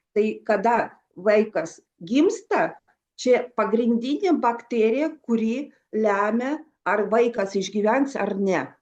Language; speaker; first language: Lithuanian; non-native, local second language; Russian